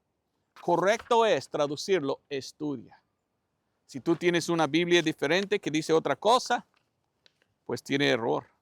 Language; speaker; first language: Spanish; non-native, fluent; English